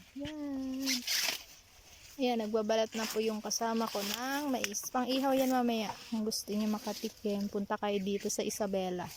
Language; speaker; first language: Filipino; non-native, local second language; Cebuano